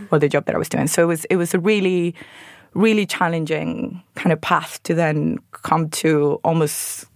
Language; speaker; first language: English; non-native, fluent; Spanish